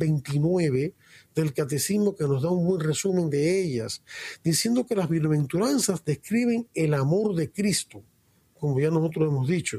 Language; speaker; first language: Spanish; native; Spanish